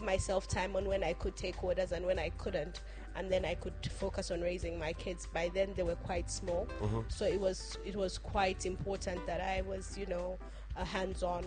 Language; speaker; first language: English; non-native, local second language; Tumbuka